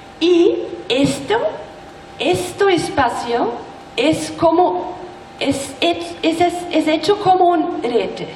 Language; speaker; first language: Spanish; non-native, learner; German